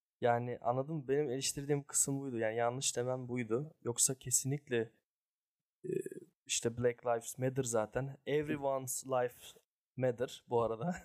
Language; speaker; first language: Turkish; early bilingual, heritage; Turkish